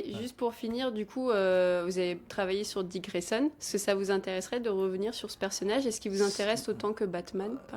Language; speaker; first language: French; native; French